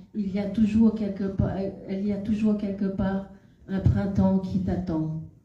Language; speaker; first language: French; non-native, fluent; Khmer